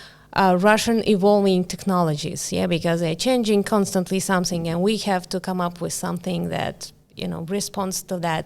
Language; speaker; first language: English; non-native, fluent; Ukrainian